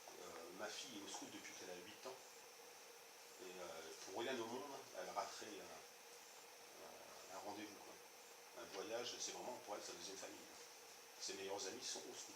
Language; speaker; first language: French; native; French